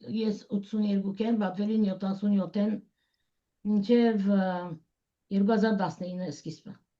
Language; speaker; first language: Armenian; early bilingual, heritage; Armenian